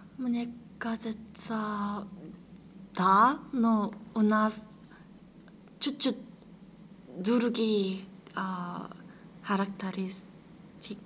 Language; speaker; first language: Russian; non-native, learner; Korean